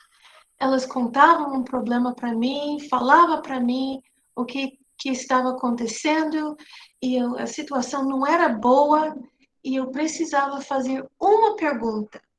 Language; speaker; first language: Portuguese; non-native, fluent; English